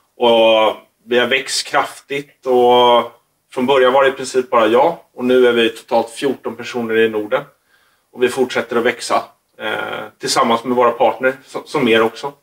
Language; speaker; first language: Swedish; native; Swedish